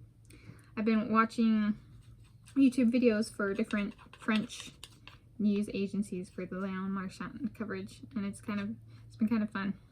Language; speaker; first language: English; native; English